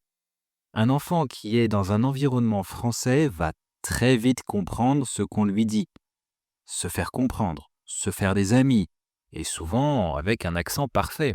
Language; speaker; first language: French; native; French